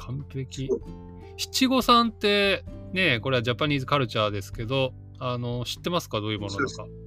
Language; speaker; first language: Japanese; native; Japanese